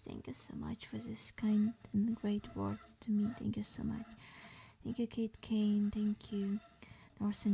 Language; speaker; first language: English; non-native, learner; Crimean Tatar